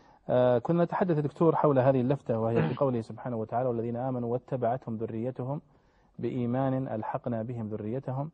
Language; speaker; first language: Arabic; native; Arabic